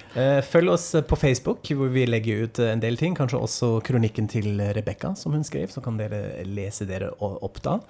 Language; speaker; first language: Norwegian; non-native, fluent; German